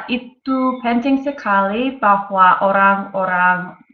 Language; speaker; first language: Indonesian; non-native, learner; English